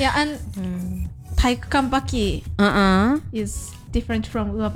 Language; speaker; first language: English; non-native, learner; Japanese